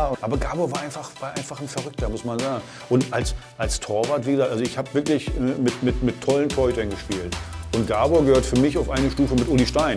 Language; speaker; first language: German; native; German